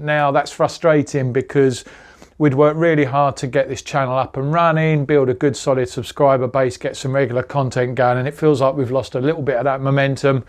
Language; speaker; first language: English; native; English